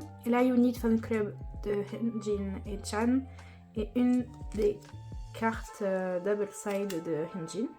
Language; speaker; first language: French; native; French